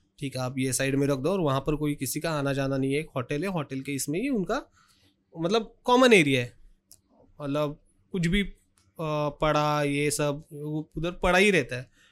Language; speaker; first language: Hindi; non-native, local second language; Marathi